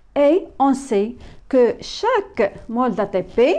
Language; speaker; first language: French; non-native, local second language; Arabic